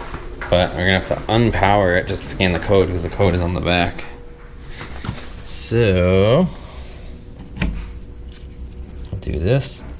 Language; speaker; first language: English; native; English